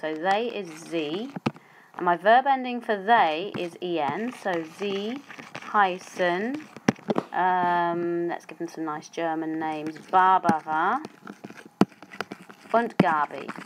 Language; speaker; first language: English; native; English